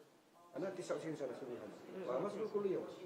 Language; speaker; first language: Arabic; non-native, learner; Indonesian